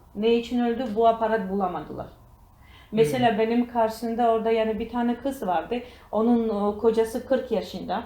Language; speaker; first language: Turkish; non-native, learner; Georgian